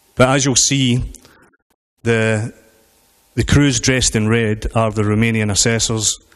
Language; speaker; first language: English; native; English